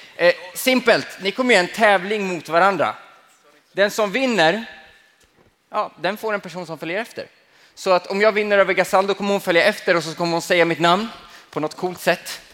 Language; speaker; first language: Swedish; early bilingual, other home language; Finnish